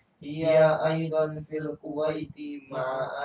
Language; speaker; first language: Arabic; non-native, learner; Indonesian